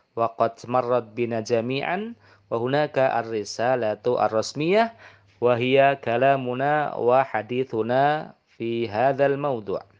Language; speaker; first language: Arabic; non-native, fluent; Indonesian